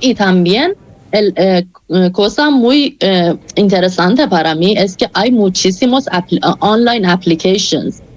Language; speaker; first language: Spanish; non-native, fluent; Persian